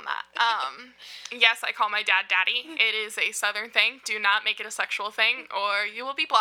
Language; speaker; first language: English; native; English